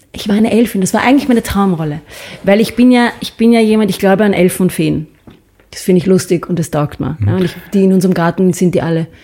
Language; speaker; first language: German; early bilingual, other home language; English